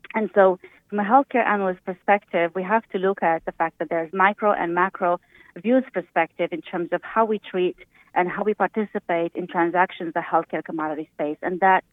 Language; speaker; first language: English; early bilingual, other home language; Romanian